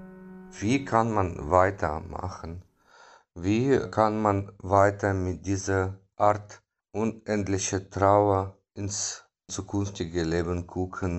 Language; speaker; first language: German; non-native, fluent; Ukrainian